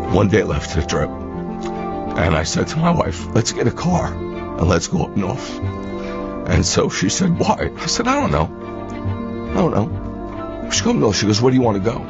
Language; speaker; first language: English; native; English